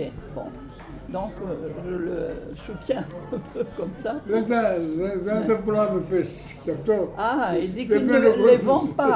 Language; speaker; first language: French; non-native, fluent; Greek